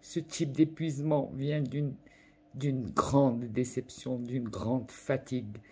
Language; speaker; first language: French; non-native, local second language; Arabic